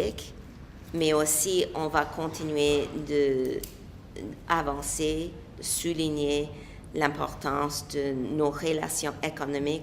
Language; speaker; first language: French; non-native, local second language; English